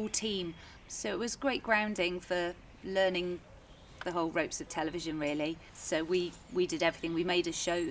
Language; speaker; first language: English; native; English